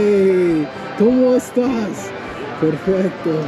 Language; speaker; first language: Spanish; non-native, learner; English